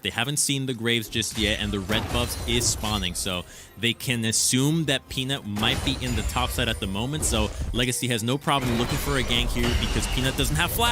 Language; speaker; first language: English; native; English